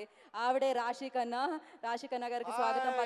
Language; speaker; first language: Telugu; native; Telugu